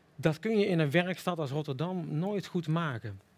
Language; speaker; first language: Dutch; native; Dutch